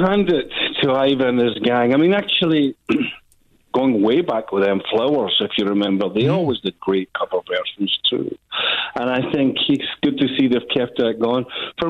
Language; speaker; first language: English; native; English